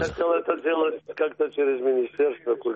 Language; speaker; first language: Russian; early bilingual, heritage; Russian